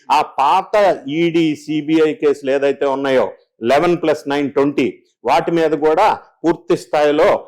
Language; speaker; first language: Telugu; native; Telugu